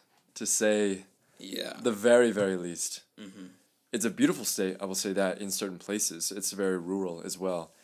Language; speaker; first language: English; early bilingual, other home language; Spanish